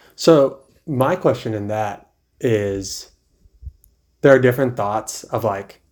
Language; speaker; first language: English; native; English